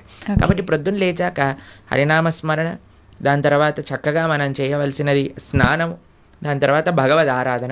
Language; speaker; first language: Telugu; native; Telugu